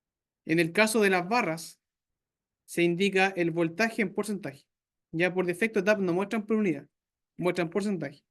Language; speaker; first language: Spanish; native; Spanish